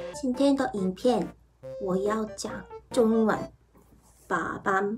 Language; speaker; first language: Chinese; non-native, fluent; Korean